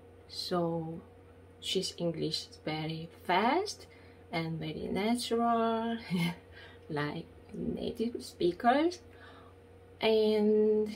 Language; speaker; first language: English; non-native, learner; Korean